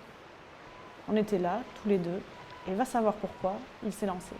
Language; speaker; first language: French; native; French